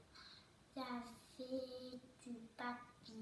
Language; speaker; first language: French; early bilingual, other home language; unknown